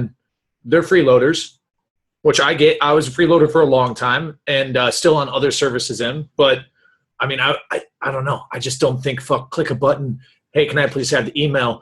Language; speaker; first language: English; native; English